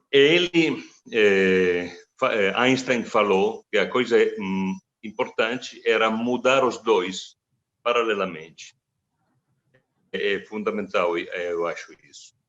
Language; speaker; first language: Portuguese; non-native, fluent; Italian